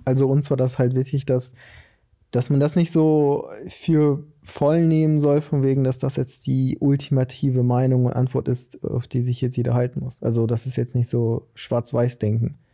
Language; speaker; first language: German; early bilingual, other home language; Portuguese